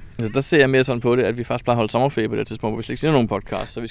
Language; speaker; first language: Danish; native; Danish